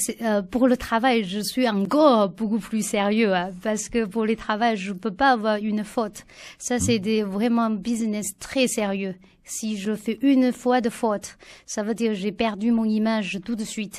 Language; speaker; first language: French; non-native, learner; Chinese